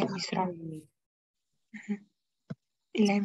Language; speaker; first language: Arabic; non-native, learner; Uzbek